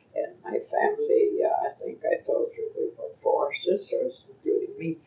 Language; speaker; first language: English; non-native, fluent; Yiddish